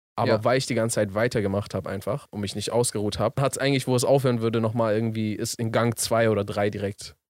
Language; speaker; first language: German; early bilingual, other home language; Persian